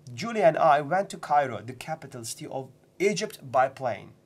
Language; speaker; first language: English; non-native, fluent; Turkish